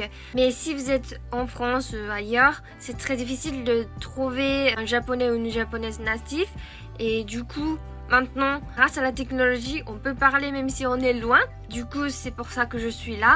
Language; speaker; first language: French; non-native, fluent; Japanese